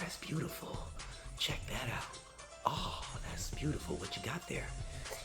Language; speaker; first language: English; native; English